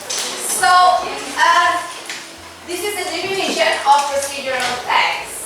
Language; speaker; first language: English; non-native, fluent; Indonesian